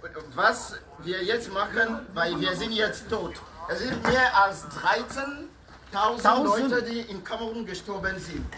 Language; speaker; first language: German; non-native, learner; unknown